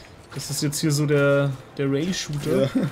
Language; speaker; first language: German; native; German